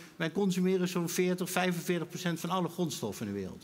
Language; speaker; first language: Dutch; native; Dutch